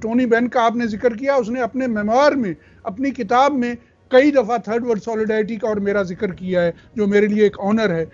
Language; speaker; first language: Urdu; non-native, local second language; Punjabi